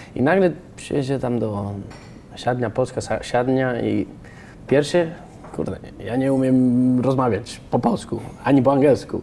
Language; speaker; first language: Polish; non-native, fluent; Spanish